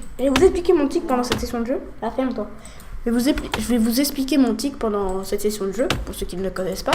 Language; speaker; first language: French; native; French